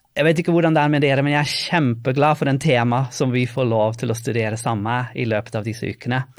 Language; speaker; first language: Norwegian; non-native, fluent; English